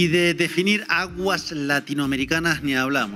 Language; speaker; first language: Spanish; native; Spanish